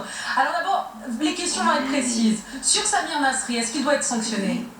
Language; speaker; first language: French; native; French